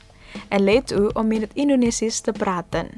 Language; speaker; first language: Dutch; non-native, learner; Indonesian